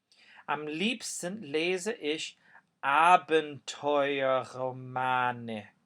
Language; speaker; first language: German; non-native, fluent; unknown